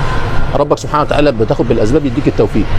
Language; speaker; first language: Arabic; native; Arabic